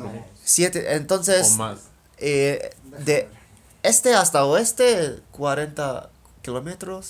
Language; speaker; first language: Spanish; non-native, learner; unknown